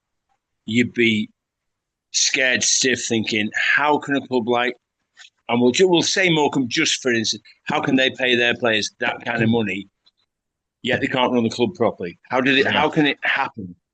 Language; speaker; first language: English; native; English